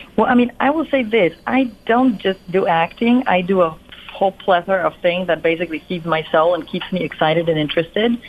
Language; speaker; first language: English; non-native, fluent; Polish